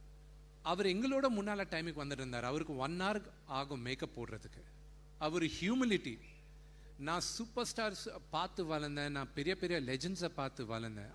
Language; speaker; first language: Tamil; non-native, fluent; Telugu